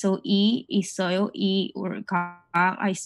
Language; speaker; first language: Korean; non-native, fluent; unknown